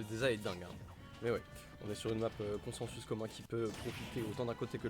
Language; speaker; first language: French; native; French